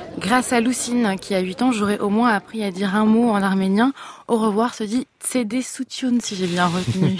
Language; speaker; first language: French; native; French